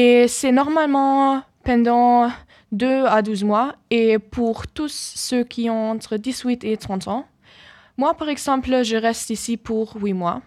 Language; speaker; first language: French; non-native, fluent; German